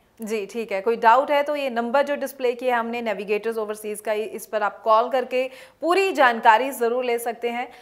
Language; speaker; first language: Hindi; non-native, local second language; Punjabi